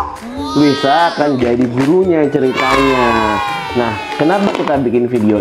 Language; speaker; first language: Indonesian; native; Indonesian